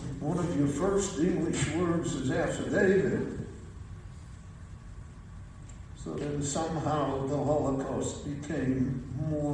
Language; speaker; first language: English; early bilingual, other home language; Yiddish